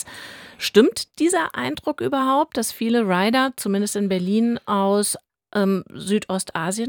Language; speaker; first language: German; native; German